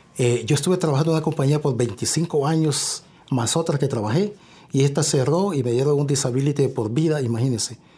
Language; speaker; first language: Spanish; native; Spanish